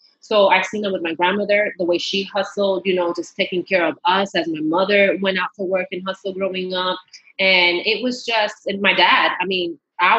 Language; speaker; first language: English; early bilingual, other home language; Spanish